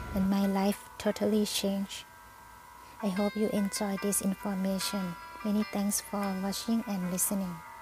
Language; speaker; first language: English; non-native, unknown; Thai